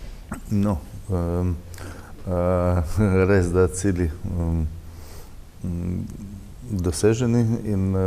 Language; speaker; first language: Slovenian; non-native, learner; Russian